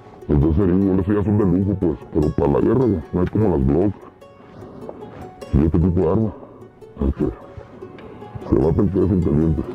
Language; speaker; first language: Spanish; native; Spanish